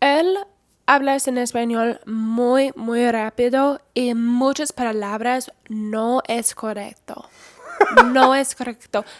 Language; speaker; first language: Spanish; non-native, learner; English